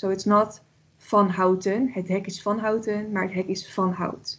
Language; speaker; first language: Dutch; native; Dutch